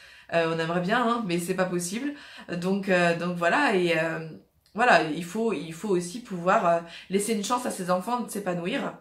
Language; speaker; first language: French; native; French